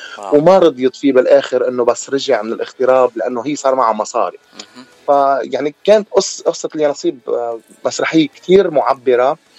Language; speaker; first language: Arabic; native; Arabic